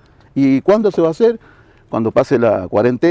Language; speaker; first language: Spanish; native; Spanish